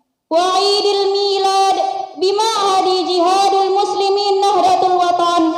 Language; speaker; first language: Arabic; non-native, learner; Sasak